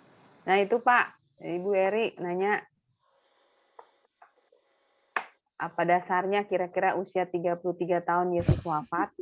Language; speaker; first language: Indonesian; native; Indonesian